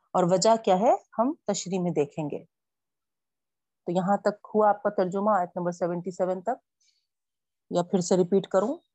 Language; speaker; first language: Urdu; native; Urdu